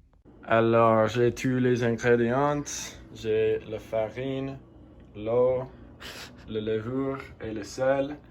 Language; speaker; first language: French; non-native, learner; English